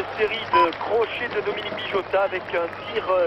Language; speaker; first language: French; native; French